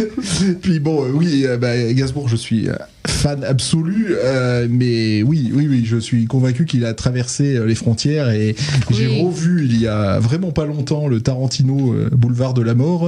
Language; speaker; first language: French; native; French